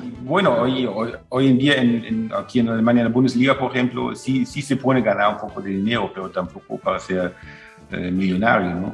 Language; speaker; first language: Spanish; non-native, fluent; German